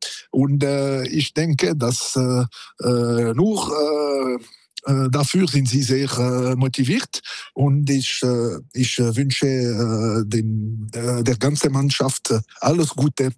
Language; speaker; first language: German; non-native, local second language; French